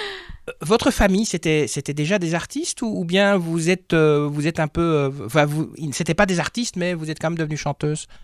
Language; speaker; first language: French; native; French